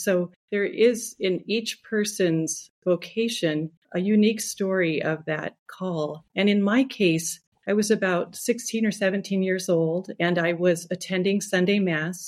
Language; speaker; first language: English; native; English